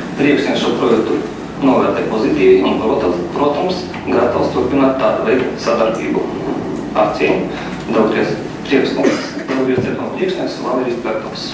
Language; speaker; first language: Latvian; non-native, local second language; Russian